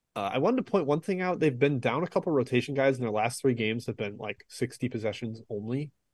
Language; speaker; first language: English; native; English